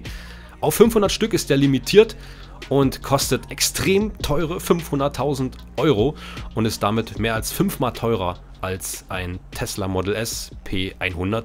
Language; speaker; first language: German; native; German